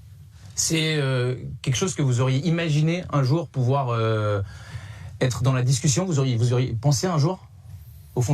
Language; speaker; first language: French; native; French